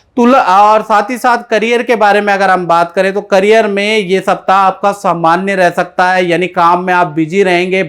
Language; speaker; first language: Hindi; native; Hindi